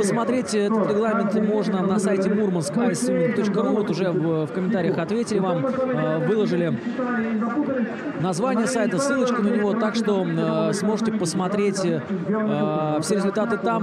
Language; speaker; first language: Russian; native; Russian